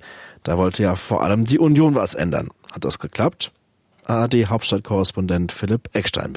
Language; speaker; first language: German; native; German